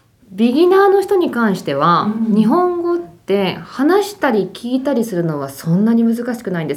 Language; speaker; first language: Japanese; native; Japanese